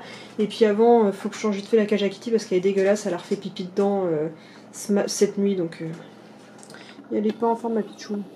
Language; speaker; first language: French; native; French